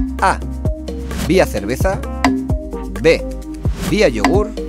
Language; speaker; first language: Spanish; native; Spanish